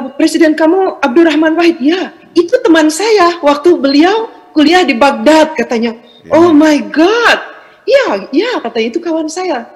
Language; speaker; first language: Indonesian; native; Indonesian